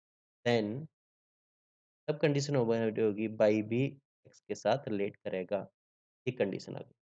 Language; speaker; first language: Hindi; native; Hindi